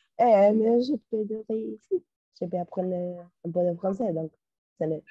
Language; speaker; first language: French; non-native, learner; Spanish